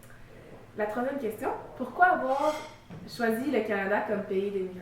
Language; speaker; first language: French; native; French